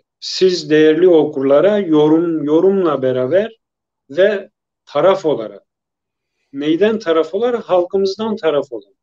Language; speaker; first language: Turkish; non-native, local second language; Kurdish